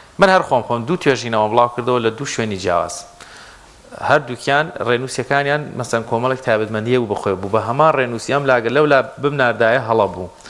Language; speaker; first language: Central Kurdish; non-native, local second language; Gurani